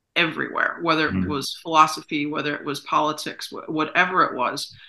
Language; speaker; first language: English; native; English